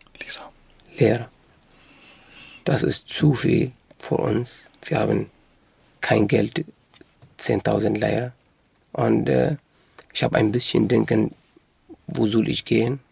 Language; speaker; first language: German; non-native, local second language; Arabic